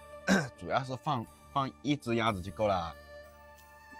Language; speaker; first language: Chinese; native; Chinese